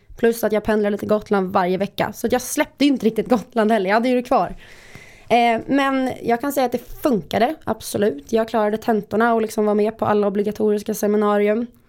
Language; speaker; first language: Swedish; native; Swedish